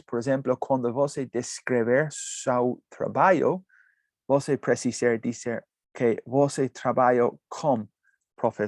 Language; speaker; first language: Portuguese; non-native, learner; English